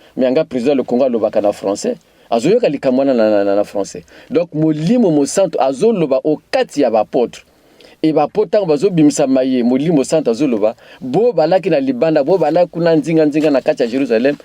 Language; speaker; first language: Lingala; non-native, local second language; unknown